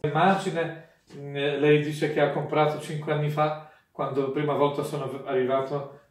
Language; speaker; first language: Italian; non-native, fluent; Polish